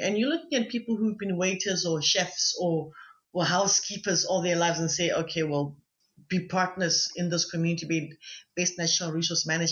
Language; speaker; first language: English; non-native, local second language; Tswana